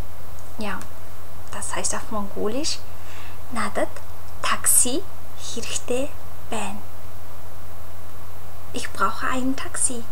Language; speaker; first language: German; non-native, fluent; Mongolian